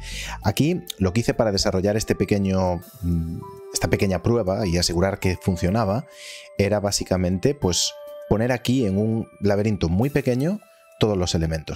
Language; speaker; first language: Spanish; native; Spanish